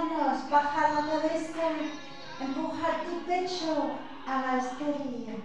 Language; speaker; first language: Spanish; non-native, fluent; English